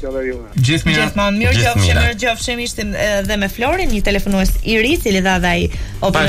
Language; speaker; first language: Albanian; native; Albanian